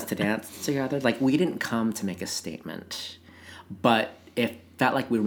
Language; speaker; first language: English; native; English